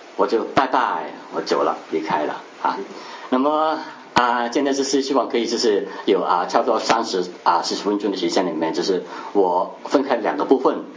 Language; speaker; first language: Chinese; non-native, local second language; Cantonese